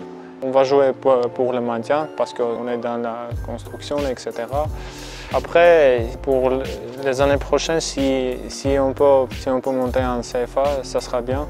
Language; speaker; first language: French; non-native, fluent; Armenian